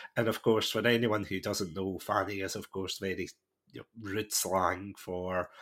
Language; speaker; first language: English; native; English